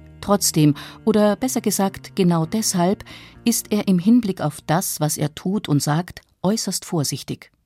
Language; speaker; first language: German; native; German